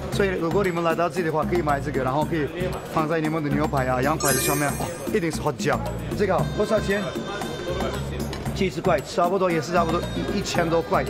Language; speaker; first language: Chinese; non-native, fluent; Turkish